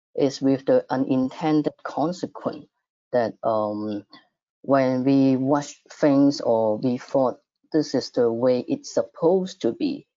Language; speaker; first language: English; non-native, fluent; Cantonese